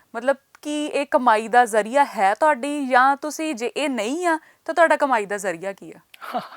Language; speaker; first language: Punjabi; native; Punjabi